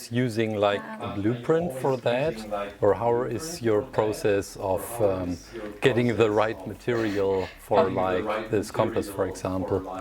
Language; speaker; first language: English; non-native, fluent; German